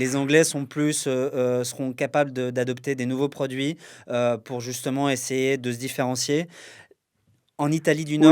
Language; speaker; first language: French; native; French